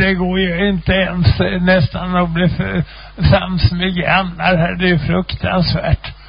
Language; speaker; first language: Swedish; native; Swedish